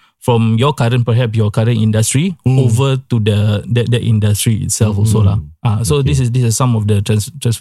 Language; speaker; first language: English; non-native, local second language; Malay